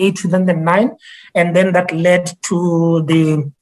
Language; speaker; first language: English; non-native, local second language; Tswana